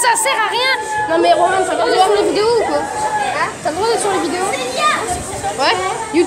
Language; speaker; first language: French; native; French